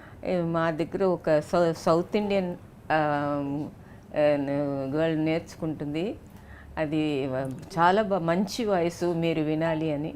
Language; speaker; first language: Telugu; non-native, local second language; Tamil